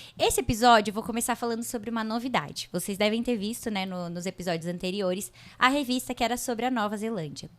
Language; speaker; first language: Portuguese; native; Portuguese